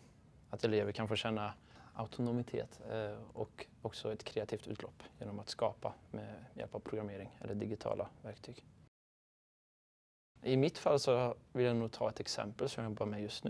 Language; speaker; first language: Swedish; native; Swedish